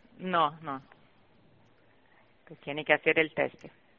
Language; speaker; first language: Spanish; non-native, fluent; Portuguese